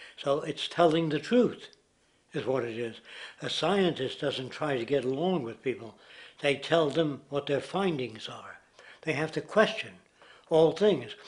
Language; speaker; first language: English; native; English